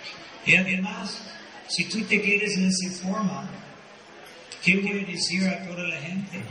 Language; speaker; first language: Spanish; non-native, fluent; Portuguese